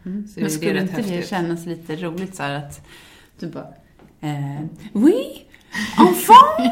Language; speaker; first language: Swedish; native; Swedish